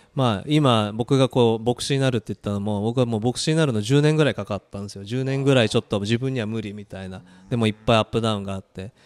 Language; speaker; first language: Japanese; early bilingual, other home language; Korean